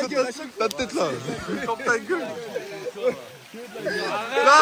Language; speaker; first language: French; native; French